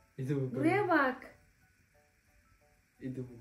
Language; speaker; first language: Indonesian; native; Indonesian